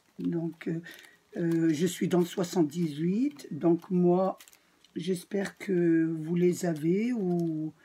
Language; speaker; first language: French; native; French